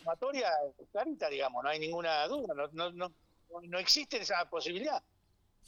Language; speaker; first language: Spanish; native; Spanish